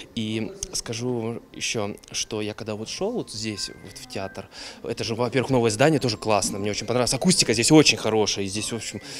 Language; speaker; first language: Russian; native; Russian